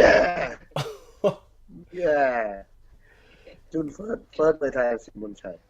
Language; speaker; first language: English; non-native, learner; Thai